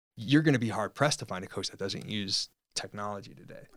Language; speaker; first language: English; native; English